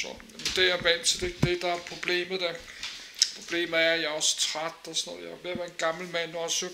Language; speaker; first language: Danish; native; Danish